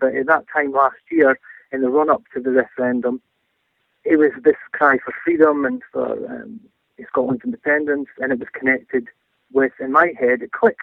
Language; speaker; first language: English; native; English